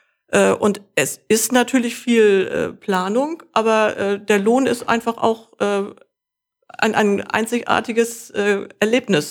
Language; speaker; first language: German; native; German